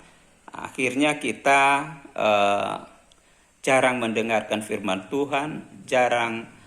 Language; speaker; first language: Indonesian; native; Indonesian